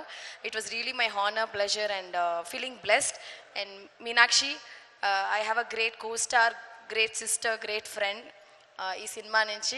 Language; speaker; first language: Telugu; non-native, fluent; Tamil